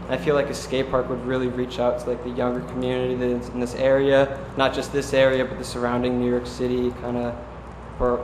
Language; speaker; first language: English; native; English